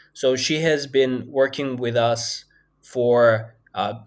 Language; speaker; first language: English; non-native, fluent; Bulgarian